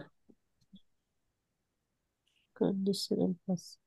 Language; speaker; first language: French; non-native, learner; Bangla